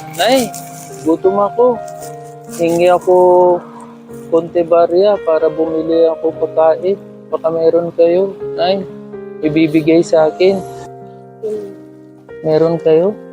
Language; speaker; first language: Filipino; non-native, learner; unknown